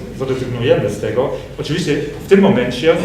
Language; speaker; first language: Polish; non-native, fluent; German